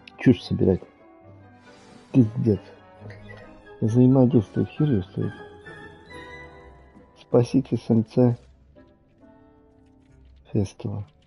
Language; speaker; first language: Russian; native; Russian